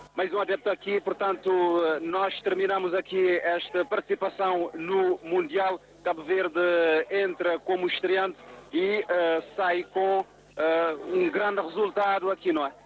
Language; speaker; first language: Portuguese; non-native, local second language; Kabuverdianu